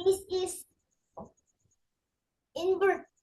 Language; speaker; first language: English; non-native, learner; Indonesian